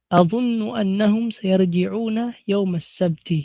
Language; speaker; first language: Arabic; non-native, fluent; Filipino